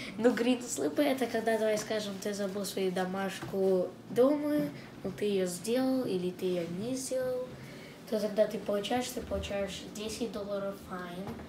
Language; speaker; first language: Russian; early bilingual, heritage; Russian